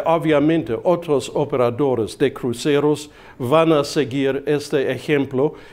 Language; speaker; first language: Spanish; non-native, fluent; German